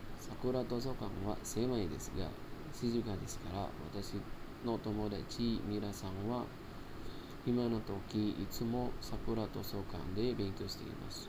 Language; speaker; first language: Japanese; non-native, learner; Indonesian